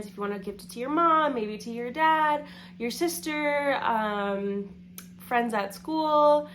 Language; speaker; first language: English; native; English